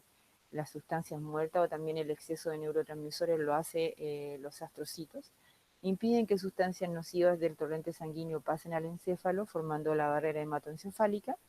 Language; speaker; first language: Spanish; native; Spanish